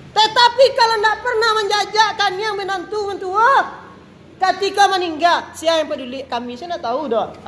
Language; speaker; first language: Malay; non-native, local second language; Minangkabau